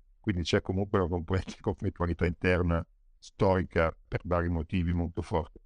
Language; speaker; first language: Italian; native; Italian